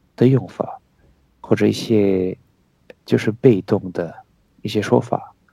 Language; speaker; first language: Chinese; non-native, fluent; French